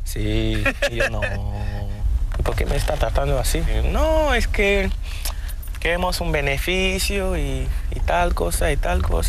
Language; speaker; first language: Spanish; non-native, fluent; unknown